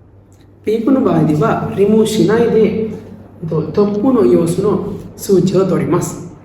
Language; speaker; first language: Japanese; non-native, learner; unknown